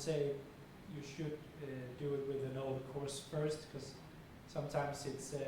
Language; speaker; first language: English; non-native, fluent; Danish